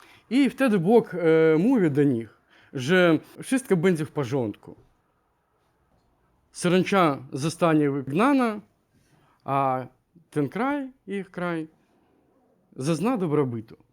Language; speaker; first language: Polish; non-native, learner; Ukrainian